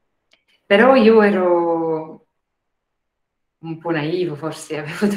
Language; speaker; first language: Italian; non-native, fluent; French